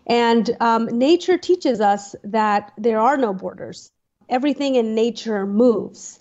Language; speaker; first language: English; native; English